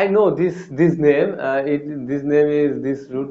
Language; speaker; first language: English; non-native, learner; Bangla